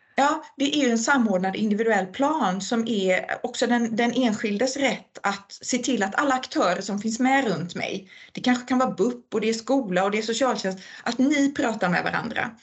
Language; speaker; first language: Swedish; native; Swedish